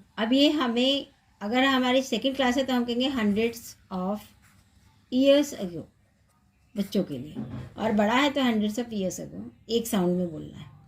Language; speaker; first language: Hindi; native; Hindi